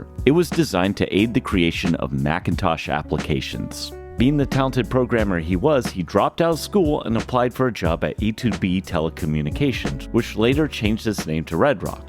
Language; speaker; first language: English; native; English